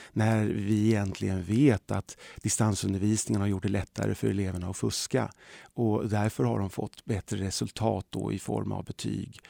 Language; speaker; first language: Swedish; early bilingual, other home language; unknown